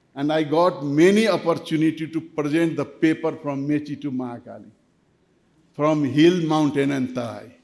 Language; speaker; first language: English; non-native, local second language; Nepali